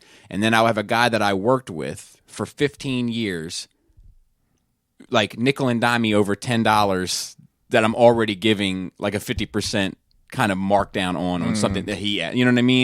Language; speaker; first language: English; native; English